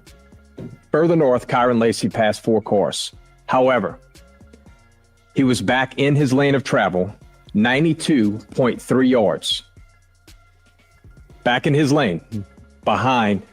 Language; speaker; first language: English; native; English